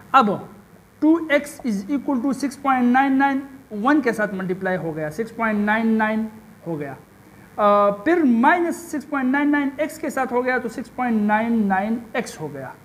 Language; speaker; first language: Urdu; non-native, local second language; Pashto